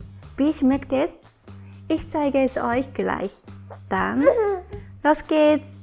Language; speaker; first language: German; non-native, fluent; Japanese